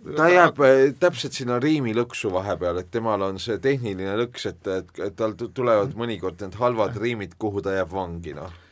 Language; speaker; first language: Estonian; native; Estonian